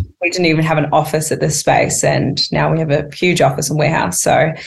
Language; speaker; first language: English; native; English